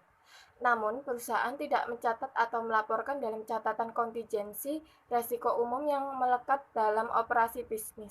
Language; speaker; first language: Indonesian; native; Indonesian